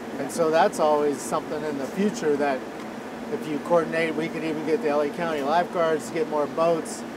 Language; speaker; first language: English; native; English